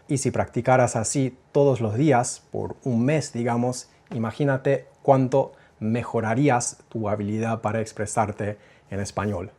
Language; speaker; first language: Spanish; non-native, fluent; English